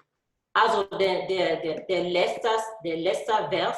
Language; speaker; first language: German; non-native, learner; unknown